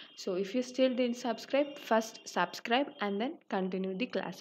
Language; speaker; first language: English; non-native, local second language; Telugu